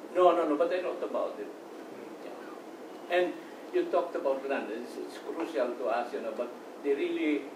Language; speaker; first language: English; non-native, local second language; Iloko